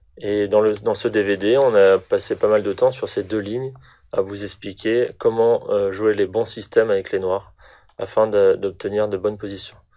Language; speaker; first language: French; native; French